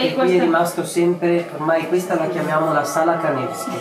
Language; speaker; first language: Italian; native; Italian